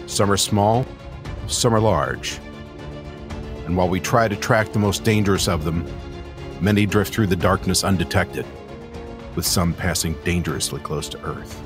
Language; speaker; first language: English; native; English